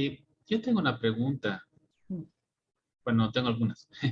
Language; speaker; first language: Spanish; native; Spanish